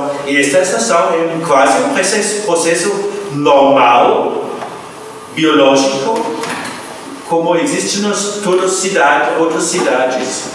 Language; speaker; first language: Portuguese; non-native, fluent; German